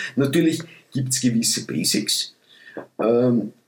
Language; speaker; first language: German; early bilingual, other home language; Dutch